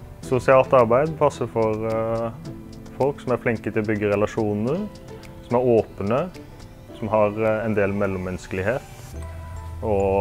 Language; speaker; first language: Norwegian; native; Norwegian